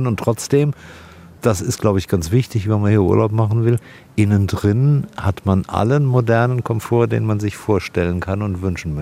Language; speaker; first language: German; native; German